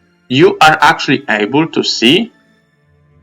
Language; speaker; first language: English; non-native, fluent; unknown